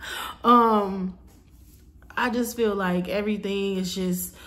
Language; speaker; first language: English; native; English